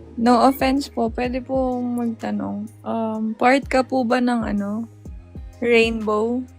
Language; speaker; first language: Filipino; native; Filipino